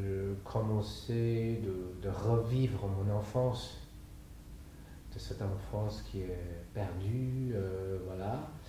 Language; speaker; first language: French; non-native, fluent; Chinese